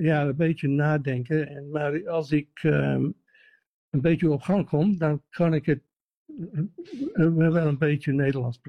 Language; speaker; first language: Dutch; early bilingual, heritage; English